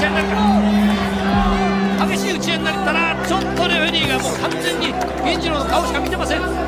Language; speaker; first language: Japanese; native; Japanese